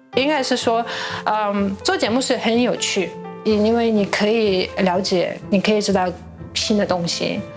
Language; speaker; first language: Chinese; non-native, fluent; Russian